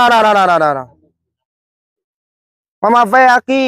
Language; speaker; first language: Portuguese; non-native, learner; Vietnamese